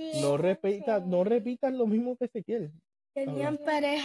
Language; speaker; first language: Spanish; native; Spanish